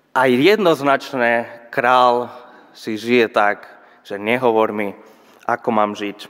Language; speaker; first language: Slovak; non-native, fluent; Spanish